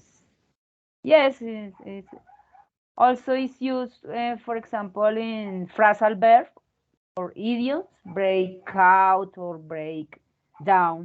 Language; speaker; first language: English; non-native, learner; Spanish